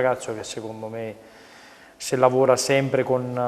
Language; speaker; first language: Italian; native; Italian